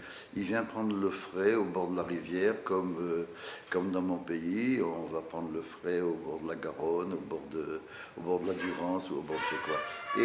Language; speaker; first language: French; native; French